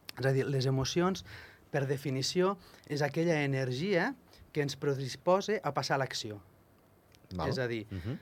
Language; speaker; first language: Catalan; native; Catalan